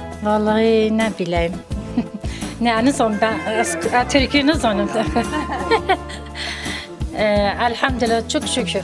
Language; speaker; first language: Turkish; non-native, local second language; Kurdish